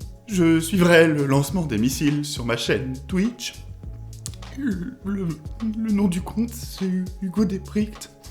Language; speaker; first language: French; native; French